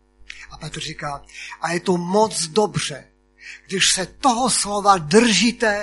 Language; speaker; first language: Czech; non-native, local second language; Polish